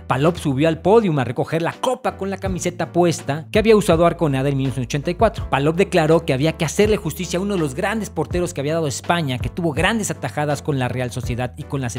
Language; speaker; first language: Spanish; native; Spanish